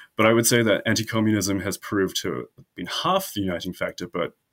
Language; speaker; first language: English; native; English